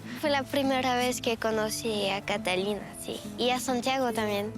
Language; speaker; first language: Spanish; non-native, learner; French